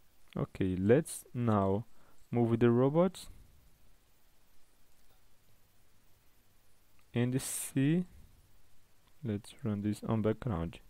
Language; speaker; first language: English; non-native, fluent; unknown